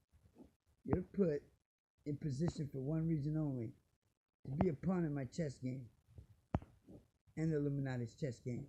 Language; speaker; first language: English; native; English